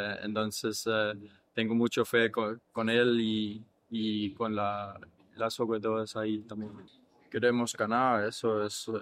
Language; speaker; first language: Spanish; non-native, learner; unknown